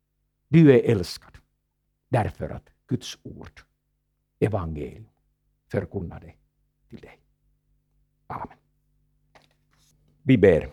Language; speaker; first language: Swedish; non-native, fluent; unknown